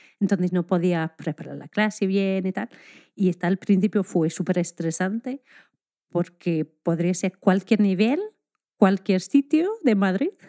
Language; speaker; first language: Spanish; non-native, fluent; English